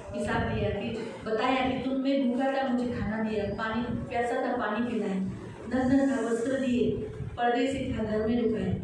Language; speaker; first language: Hindi; non-native, local second language; Marathi